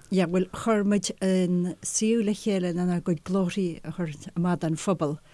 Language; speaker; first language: Irish; native; Irish